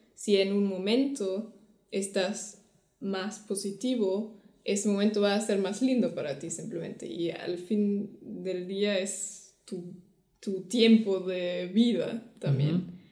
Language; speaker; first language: Spanish; non-native, fluent; German